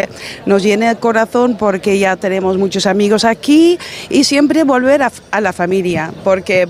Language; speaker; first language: Spanish; non-native, fluent; Dutch